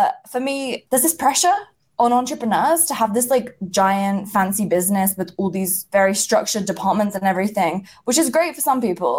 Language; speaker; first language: English; native; English